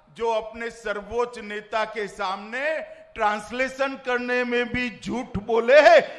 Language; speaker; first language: Hindi; non-native, local second language; Gujarati